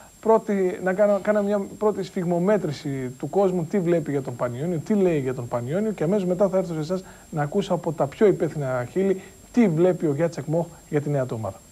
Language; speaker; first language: Greek; native; Greek